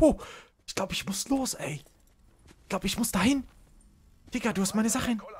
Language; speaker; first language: German; native; German